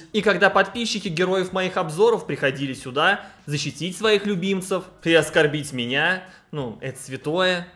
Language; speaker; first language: Russian; native; Russian